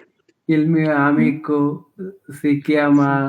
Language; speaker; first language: Italian; non-native, learner; Bangla